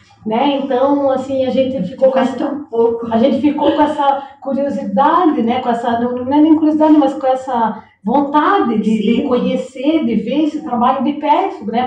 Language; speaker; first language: Portuguese; native; Portuguese